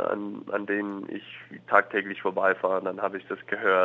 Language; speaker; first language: German; non-native, fluent; English